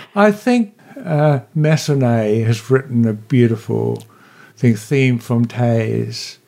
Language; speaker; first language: English; native; English